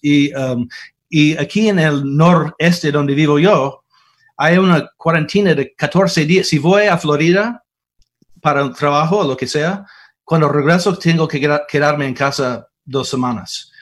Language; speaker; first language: Spanish; non-native, fluent; English